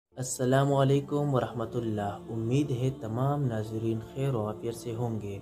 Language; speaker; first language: Urdu; non-native, local second language; Pashto